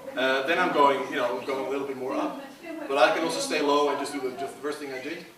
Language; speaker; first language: English; non-native, fluent; Dutch